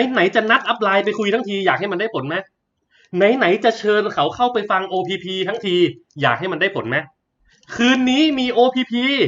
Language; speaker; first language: Thai; native; Thai